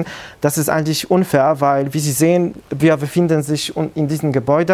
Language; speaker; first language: German; non-native, fluent; Polish